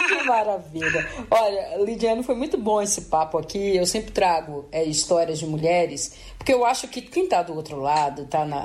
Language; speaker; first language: Portuguese; native; Portuguese